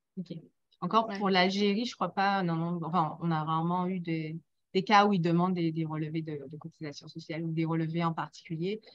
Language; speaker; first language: French; native; French